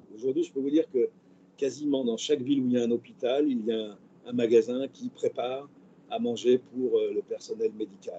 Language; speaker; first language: French; native; French